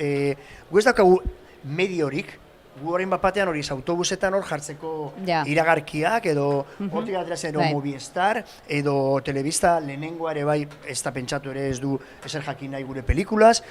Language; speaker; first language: Basque; native; Basque